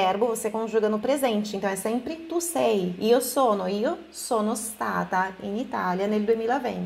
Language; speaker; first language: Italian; non-native, fluent; Portuguese